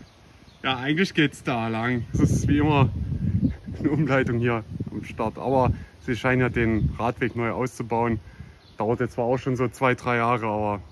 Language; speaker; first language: German; native; German